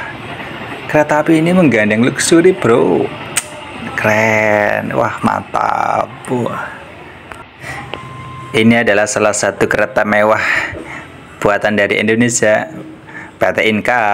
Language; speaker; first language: Indonesian; native; Indonesian